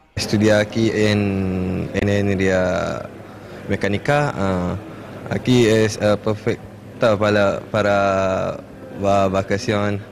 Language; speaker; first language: Spanish; non-native, learner; Malay